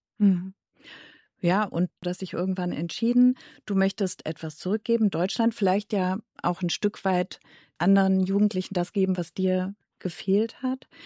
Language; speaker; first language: German; native; German